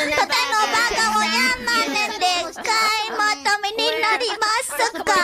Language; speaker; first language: Japanese; non-native, learner; Indonesian